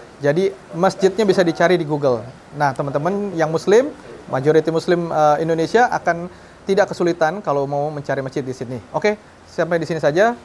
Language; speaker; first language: Indonesian; native; Indonesian